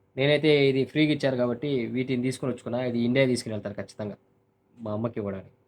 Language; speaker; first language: Telugu; non-native, local second language; Urdu